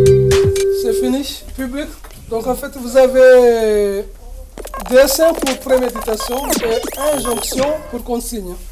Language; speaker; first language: French; non-native, local second language; Comorian